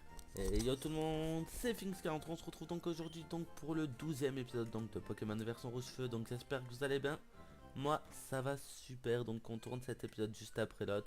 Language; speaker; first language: French; native; French